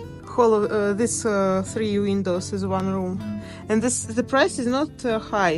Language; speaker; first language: English; non-native, learner; Russian